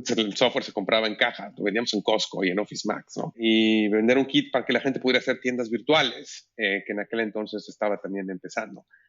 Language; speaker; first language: Spanish; native; Spanish